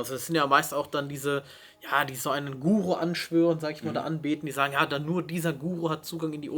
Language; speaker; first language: German; native; German